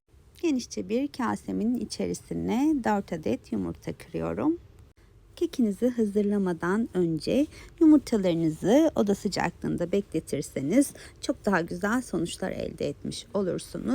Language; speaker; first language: Turkish; native; Turkish